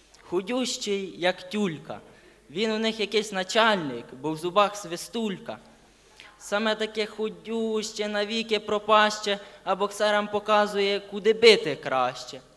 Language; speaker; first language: Ukrainian; native; Ukrainian